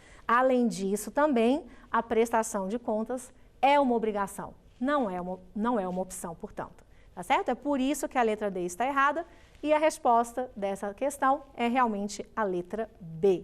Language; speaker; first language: Portuguese; native; Portuguese